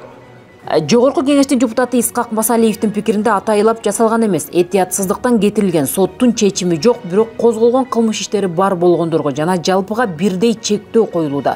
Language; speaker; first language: Kyrgyz; native; Kyrgyz